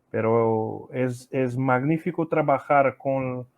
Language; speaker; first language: Spanish; non-native, learner; Portuguese